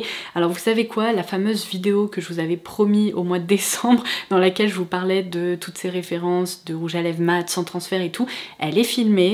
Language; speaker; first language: French; native; French